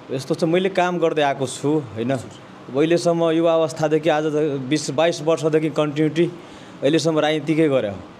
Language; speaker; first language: Nepali; non-native, local second language; Maithili